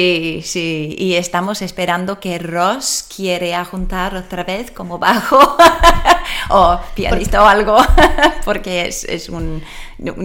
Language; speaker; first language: Spanish; non-native, learner; English